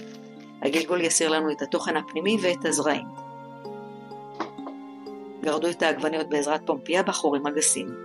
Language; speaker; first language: Hebrew; native; Hebrew